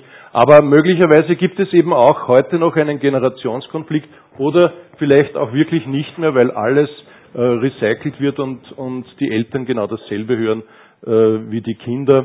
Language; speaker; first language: German; native; German